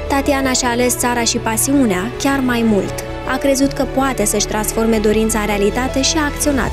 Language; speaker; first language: Romanian; native; Romanian